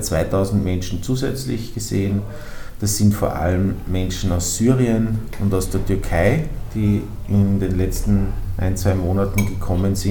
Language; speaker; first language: German; native; German